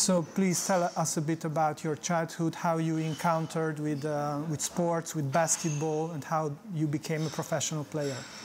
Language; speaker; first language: English; non-native, fluent; Hungarian